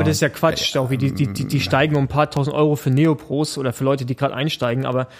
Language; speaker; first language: German; native; German